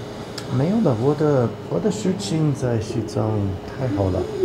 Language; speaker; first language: Chinese; non-native, learner; English